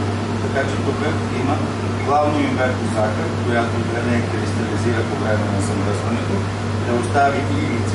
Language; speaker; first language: Bulgarian; native; Bulgarian